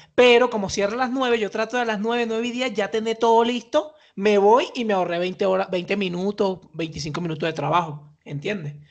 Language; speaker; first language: Spanish; native; Spanish